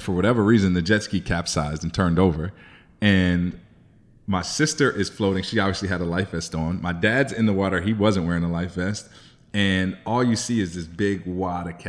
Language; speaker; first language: English; native; English